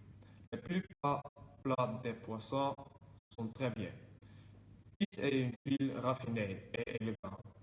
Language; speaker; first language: French; non-native, learner; Dutch